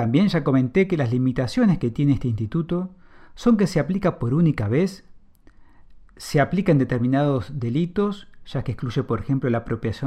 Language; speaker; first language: Spanish; native; Spanish